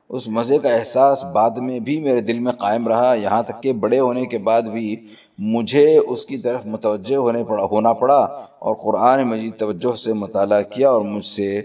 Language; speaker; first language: Urdu; native; Urdu